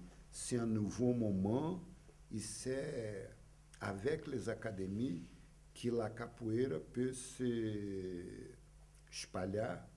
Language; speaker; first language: French; non-native, fluent; Portuguese